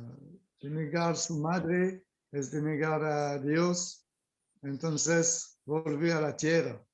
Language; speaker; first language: Spanish; non-native, learner; French